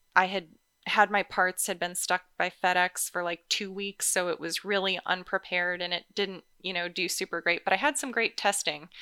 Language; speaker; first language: English; native; English